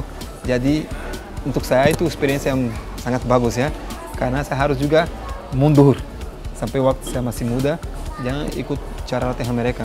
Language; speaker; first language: Indonesian; non-native, fluent; Portuguese